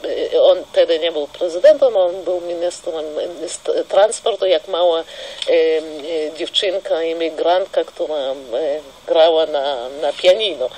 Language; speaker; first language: Polish; non-native, fluent; Russian